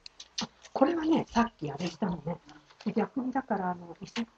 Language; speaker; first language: Japanese; native; Japanese